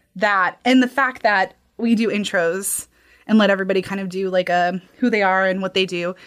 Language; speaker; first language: English; native; English